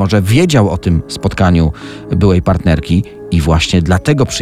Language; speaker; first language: Polish; native; Polish